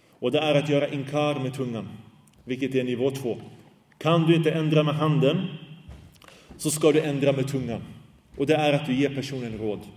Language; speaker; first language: Swedish; early bilingual, other home language; Arabic